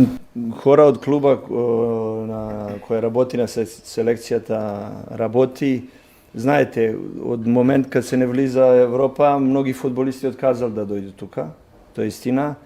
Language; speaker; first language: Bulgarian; non-native, learner; Serbian